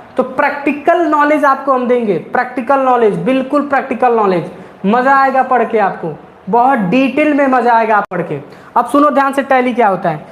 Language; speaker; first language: Hindi; native; Hindi